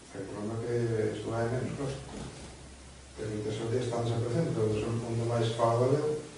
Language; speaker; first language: Galician; native; Galician